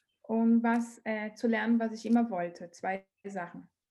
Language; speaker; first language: German; non-native, learner; Portuguese